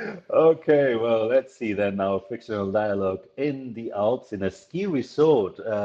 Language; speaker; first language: English; non-native, fluent; Spanish